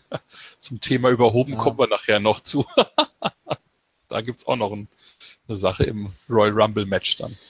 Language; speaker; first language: German; native; German